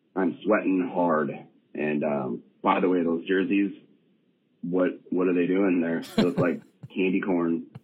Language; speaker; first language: English; native; English